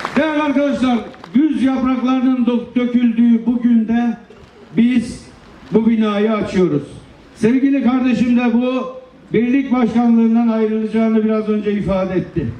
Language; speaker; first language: Turkish; native; Turkish